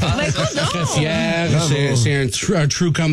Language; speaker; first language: French; non-native, learner; English